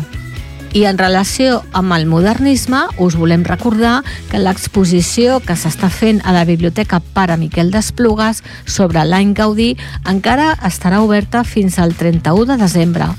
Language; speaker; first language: Catalan; native; Catalan